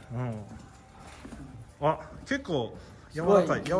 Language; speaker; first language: Japanese; native; Japanese